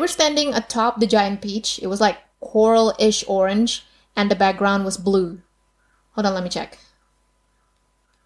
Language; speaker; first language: English; non-native, fluent; Indonesian